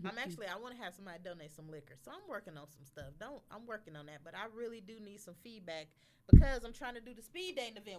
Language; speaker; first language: English; native; English